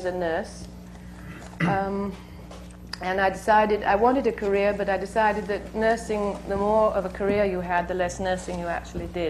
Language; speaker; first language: English; native; English